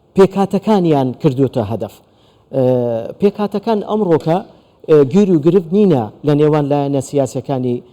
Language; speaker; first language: Central Kurdish; non-native, local second language; Turkish